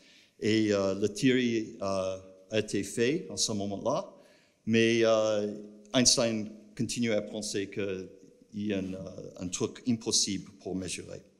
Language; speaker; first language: French; non-native, fluent; English